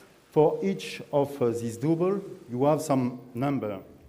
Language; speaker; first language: English; non-native, learner; French